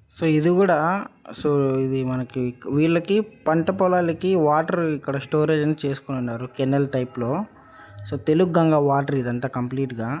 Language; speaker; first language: Telugu; non-native, local second language; Urdu